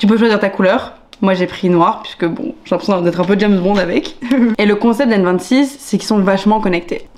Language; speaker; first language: French; native; French